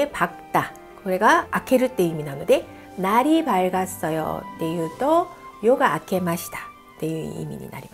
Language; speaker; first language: Japanese; non-native, fluent; Korean